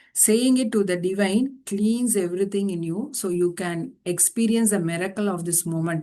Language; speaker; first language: English; non-native, local second language; Tamil